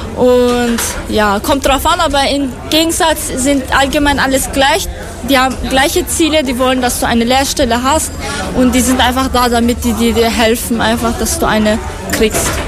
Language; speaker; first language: German; non-native, fluent; Persian